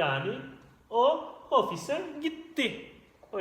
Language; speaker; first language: Turkish; non-native, fluent; Indonesian